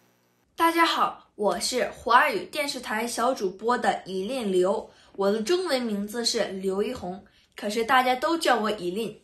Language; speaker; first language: Chinese; early bilingual, other home language; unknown